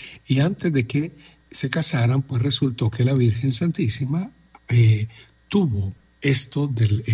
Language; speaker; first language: Spanish; native; Spanish